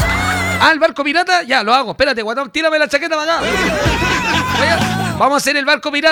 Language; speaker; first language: Spanish; native; Spanish